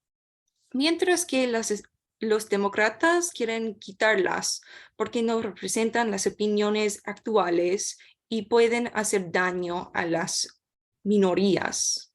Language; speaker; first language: Spanish; non-native, learner; English